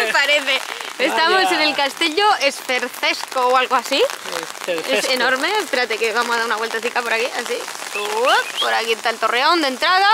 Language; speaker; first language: Spanish; native; Spanish